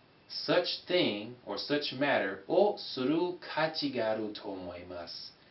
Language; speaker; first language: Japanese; non-native, fluent; English